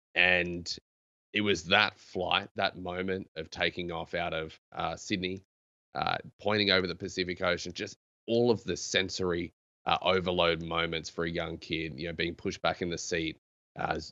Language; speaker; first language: English; native; English